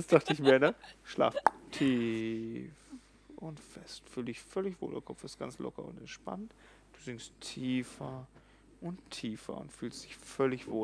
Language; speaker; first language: German; native; German